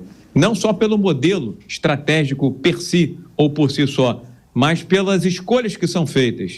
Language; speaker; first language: Portuguese; native; Portuguese